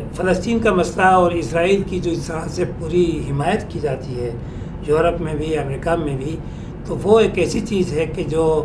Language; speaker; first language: Urdu; native; Urdu